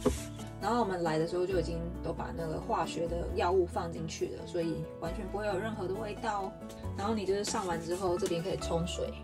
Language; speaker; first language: Chinese; native; Chinese